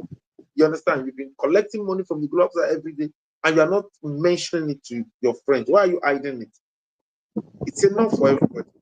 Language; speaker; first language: English; non-native, local second language; Yoruba